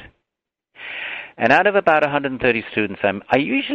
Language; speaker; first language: English; native; English